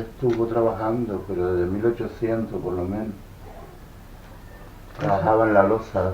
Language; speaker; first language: Spanish; native; Spanish